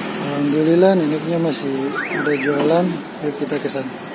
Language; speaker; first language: Malay; native; Malay